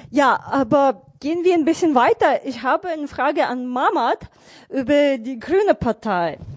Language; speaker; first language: German; non-native, fluent; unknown